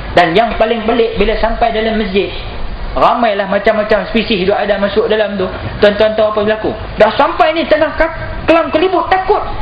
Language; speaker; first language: Malay; native; Malay